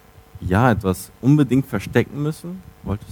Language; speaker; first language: German; native; German